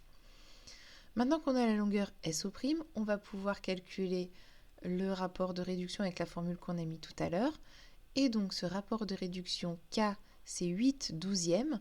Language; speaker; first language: French; native; French